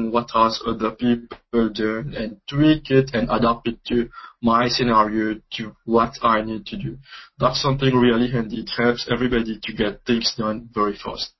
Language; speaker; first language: English; non-native, local second language; Morisyen